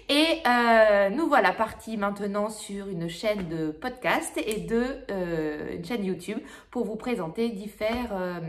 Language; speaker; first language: French; native; French